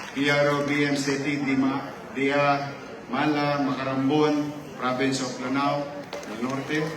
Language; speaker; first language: Filipino; native; Filipino